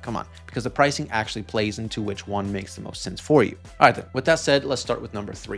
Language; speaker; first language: English; native; English